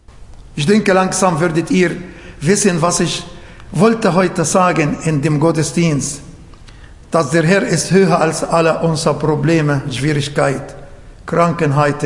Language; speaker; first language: German; non-native, fluent; Arabic